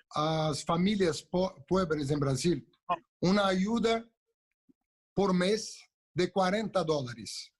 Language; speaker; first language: Spanish; non-native, local second language; Portuguese